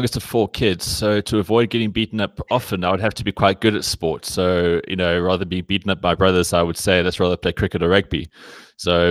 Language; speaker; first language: English; native; English